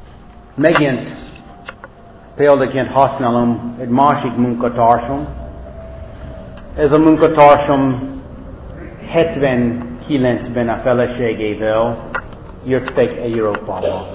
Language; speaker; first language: Hungarian; non-native, fluent; English